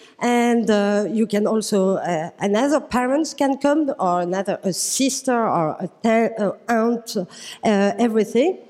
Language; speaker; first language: English; non-native, fluent; French